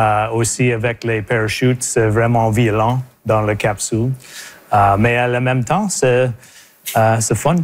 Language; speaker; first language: French; non-native, local second language; English